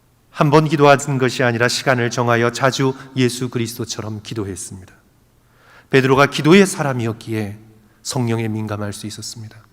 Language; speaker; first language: Korean; native; Korean